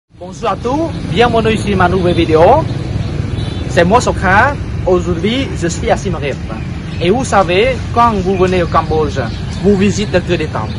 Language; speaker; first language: French; non-native, fluent; Khmer